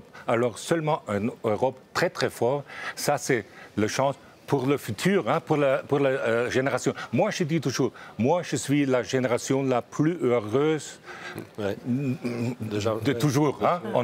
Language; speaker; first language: French; non-native, fluent; German